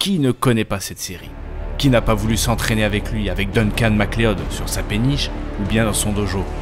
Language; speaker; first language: French; native; French